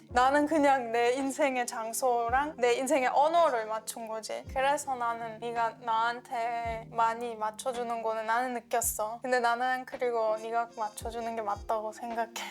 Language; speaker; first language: Korean; non-native, fluent; Turkish